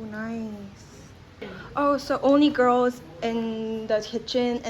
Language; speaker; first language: English; non-native, fluent; Korean